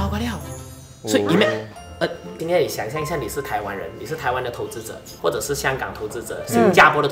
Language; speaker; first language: Chinese; native; Chinese